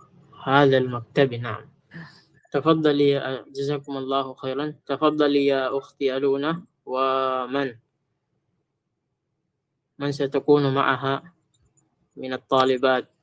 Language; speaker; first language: Arabic; non-native, fluent; Filipino